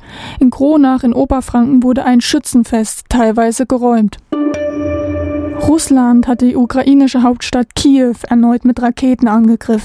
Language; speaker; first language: German; native; German